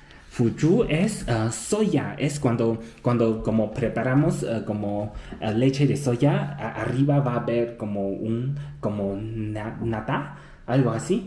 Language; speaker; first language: Spanish; non-native, fluent; Chinese